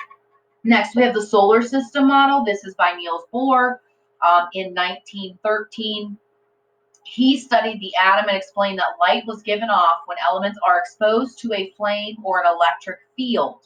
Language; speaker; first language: English; native; English